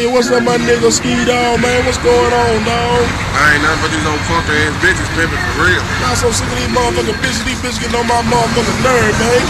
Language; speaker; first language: English; native; English